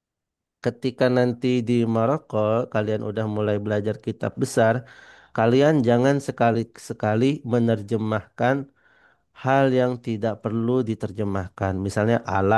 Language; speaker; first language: Indonesian; non-native, fluent; Banjar